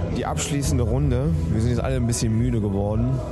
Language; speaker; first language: German; non-native, fluent; French